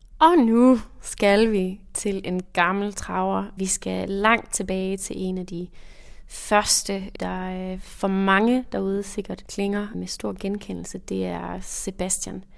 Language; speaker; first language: Danish; native; Danish